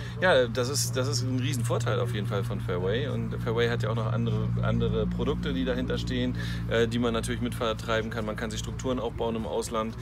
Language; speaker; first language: German; native; German